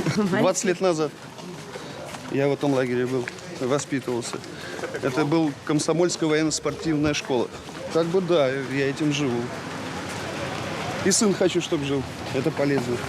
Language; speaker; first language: Russian; native; Russian